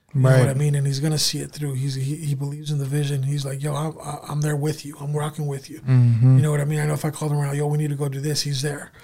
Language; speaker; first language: English; native; English